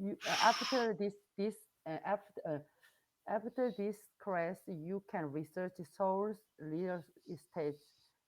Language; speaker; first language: English; non-native, learner; Korean